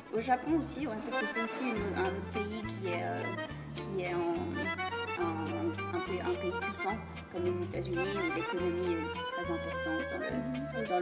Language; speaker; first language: French; early bilingual, heritage; French